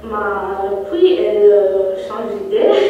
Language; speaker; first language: French; non-native, learner; Italian